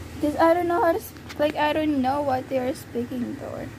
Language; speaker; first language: English; native; English